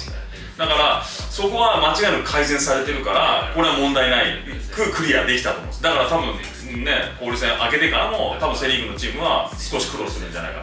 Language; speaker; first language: Japanese; native; Japanese